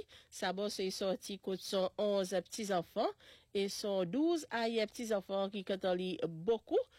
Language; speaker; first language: French; non-native, local second language; Seselwa Creole French